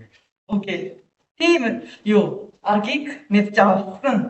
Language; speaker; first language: Mongolian; non-native, learner; Japanese